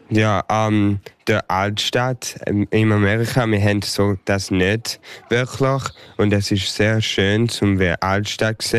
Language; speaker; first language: German; early bilingual, heritage; English